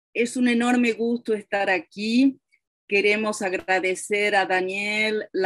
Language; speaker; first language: Spanish; non-native, fluent; Portuguese